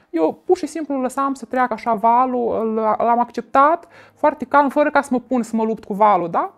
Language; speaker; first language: Romanian; native; Romanian